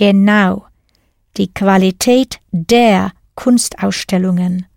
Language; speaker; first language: German; non-native, fluent; English